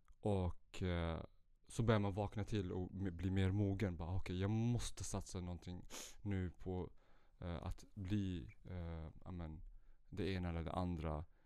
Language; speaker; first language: Swedish; early bilingual, other home language; Central Kurdish